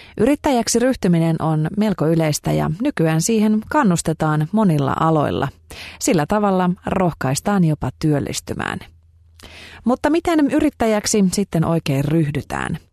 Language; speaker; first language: Finnish; native; Finnish